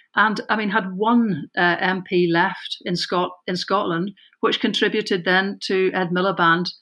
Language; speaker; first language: English; native; English